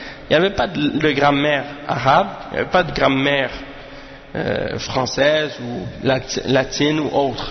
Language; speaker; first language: French; native; French